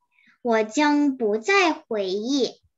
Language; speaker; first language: Chinese; early bilingual, heritage; Chinese